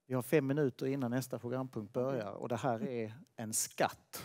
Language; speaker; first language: Swedish; native; Swedish